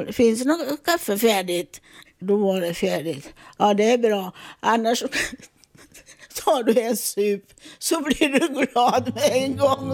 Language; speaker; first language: Swedish; non-native, fluent; Italian